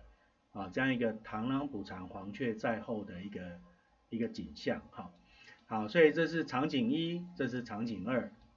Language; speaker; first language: Chinese; native; Chinese